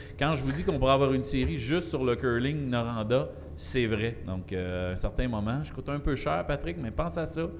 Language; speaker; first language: French; native; French